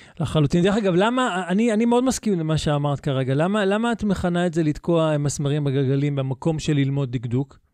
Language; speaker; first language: Hebrew; native; Hebrew